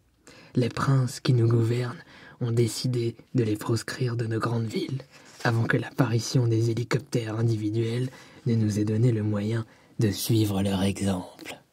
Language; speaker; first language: French; native; French